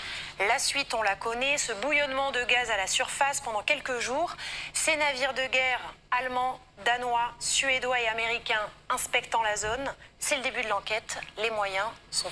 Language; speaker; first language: French; native; French